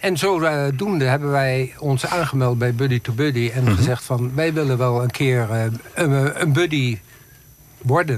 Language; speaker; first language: Dutch; native; Dutch